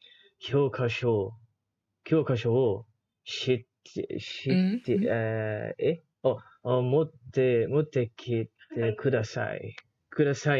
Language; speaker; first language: Japanese; non-native, learner; Malay